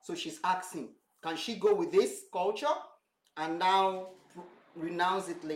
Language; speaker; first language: English; non-native, local second language; Yoruba